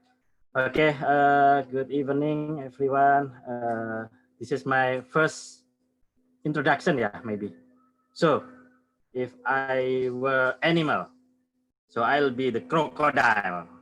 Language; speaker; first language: English; non-native, learner; Indonesian